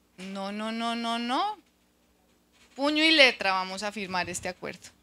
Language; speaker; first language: Spanish; native; Spanish